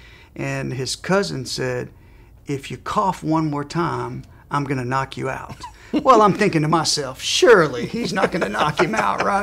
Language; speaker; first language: English; native; English